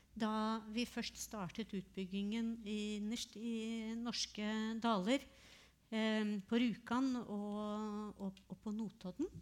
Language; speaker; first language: Norwegian; native; Norwegian